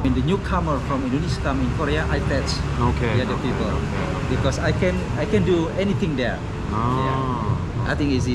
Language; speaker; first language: English; non-native, learner; Indonesian